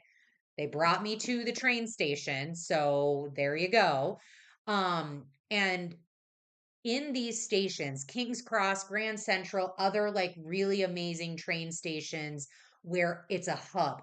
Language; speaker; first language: English; native; English